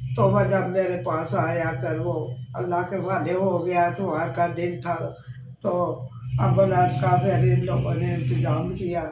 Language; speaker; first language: Urdu; non-native, local second language; Punjabi